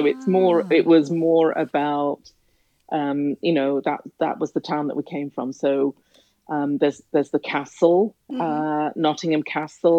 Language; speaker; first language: English; native; English